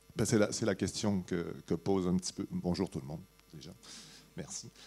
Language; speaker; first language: French; native; French